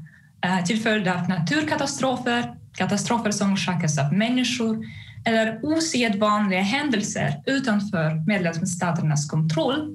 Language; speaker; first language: Swedish; non-native, fluent; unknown